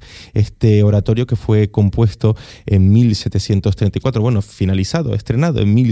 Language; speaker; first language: Spanish; native; Spanish